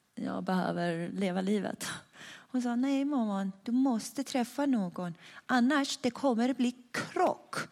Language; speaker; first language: Swedish; early bilingual, other home language; Persian